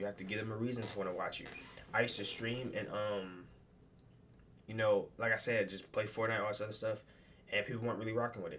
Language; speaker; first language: English; native; English